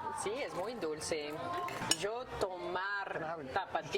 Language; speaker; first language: Spanish; non-native, learner; English